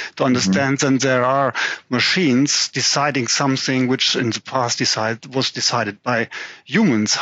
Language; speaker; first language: English; non-native, fluent; German